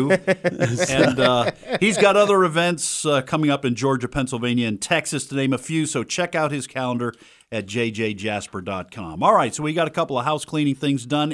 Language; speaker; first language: English; native; English